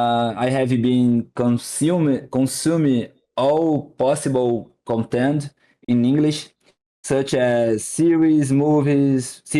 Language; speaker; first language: English; non-native, learner; Portuguese